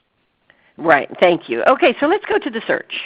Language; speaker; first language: English; native; English